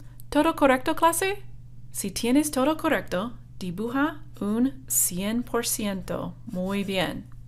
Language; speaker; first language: Spanish; non-native, fluent; English